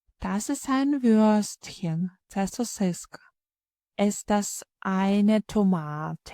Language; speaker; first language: German; non-native, fluent; Ukrainian